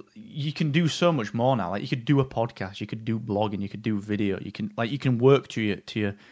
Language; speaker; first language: English; native; English